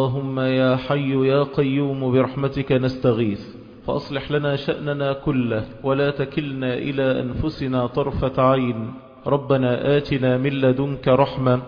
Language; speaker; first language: Arabic; native; Arabic